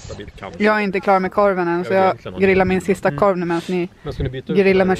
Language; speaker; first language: Swedish; native; Swedish